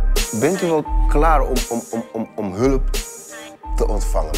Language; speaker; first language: Dutch; native; Dutch